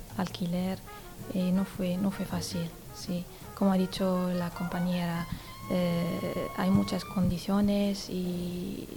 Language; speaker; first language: Spanish; non-native, learner; Arabic